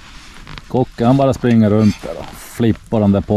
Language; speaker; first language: Swedish; native; Swedish